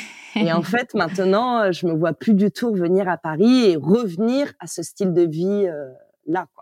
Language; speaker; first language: French; native; French